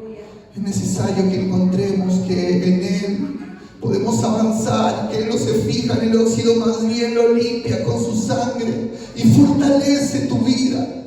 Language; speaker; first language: Spanish; native; Spanish